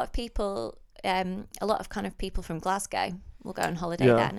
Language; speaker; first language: English; native; English